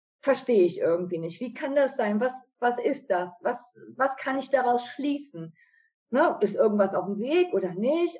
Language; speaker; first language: German; native; German